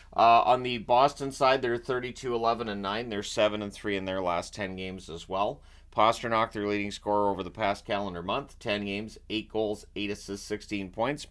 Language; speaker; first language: English; native; English